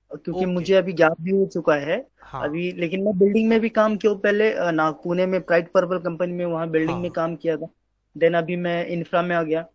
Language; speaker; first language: Hindi; native; Hindi